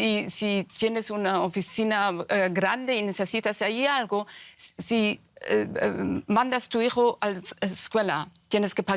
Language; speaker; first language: Spanish; non-native, fluent; Persian